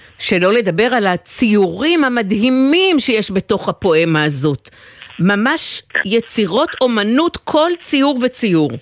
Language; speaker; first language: Hebrew; native; Hebrew